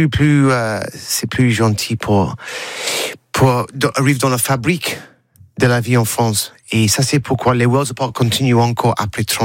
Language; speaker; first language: French; non-native, learner; English